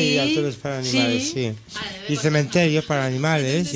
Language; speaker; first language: Spanish; native; Spanish